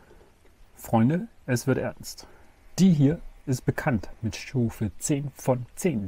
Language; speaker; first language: German; native; German